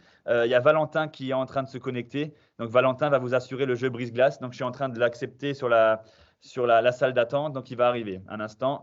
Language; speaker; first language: French; native; French